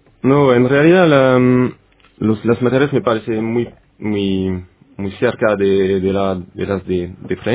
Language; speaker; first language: Spanish; non-native, fluent; French